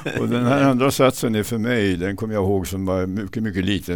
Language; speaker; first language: Swedish; native; Swedish